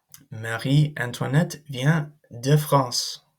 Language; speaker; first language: French; non-native, fluent; English